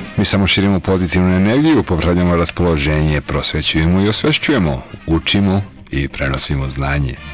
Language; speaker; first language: Serbian; native; Serbian